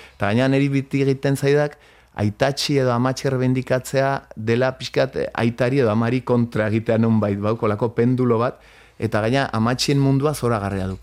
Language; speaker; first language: Basque; native; Basque